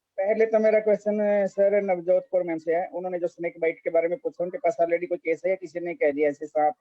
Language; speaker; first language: Hindi; native; Hindi